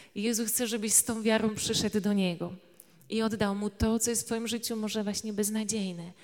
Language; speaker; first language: Polish; native; Polish